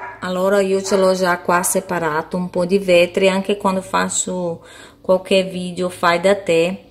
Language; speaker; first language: Italian; non-native, fluent; Portuguese